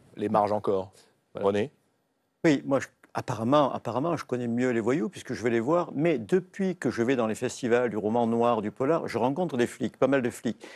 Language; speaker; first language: French; native; French